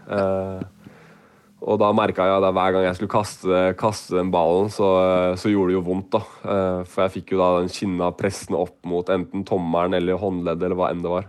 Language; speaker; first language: Norwegian; native; Norwegian